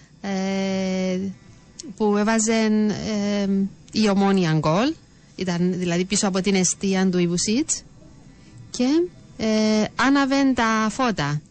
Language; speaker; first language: Greek; native; Greek